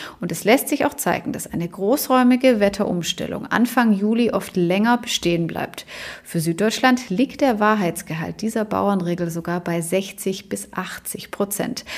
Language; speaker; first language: German; native; German